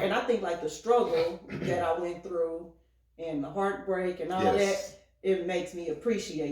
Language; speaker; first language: English; native; English